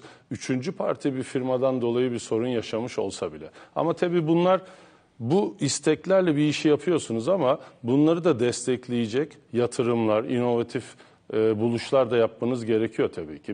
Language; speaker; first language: Turkish; native; Turkish